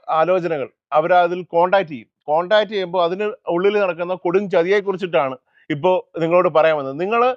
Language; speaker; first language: Malayalam; native; Malayalam